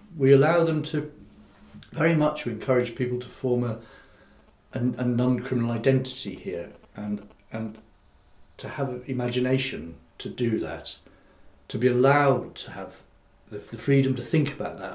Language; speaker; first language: English; native; English